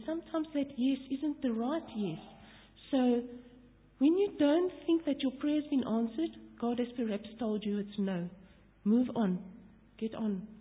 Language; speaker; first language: English; native; English